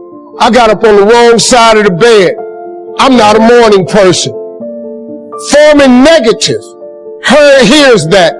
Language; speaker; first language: English; native; English